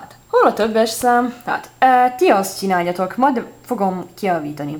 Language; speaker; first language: Hungarian; non-native, learner; Italian